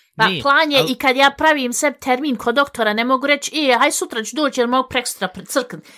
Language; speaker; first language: Bosnian; early bilingual, heritage; Bosnian